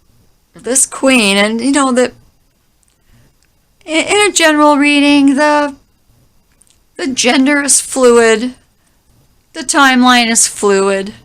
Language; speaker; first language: English; native; English